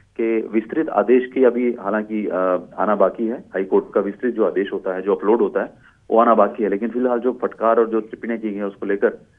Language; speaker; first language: Hindi; native; Hindi